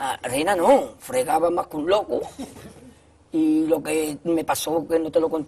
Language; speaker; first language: Spanish; native; Spanish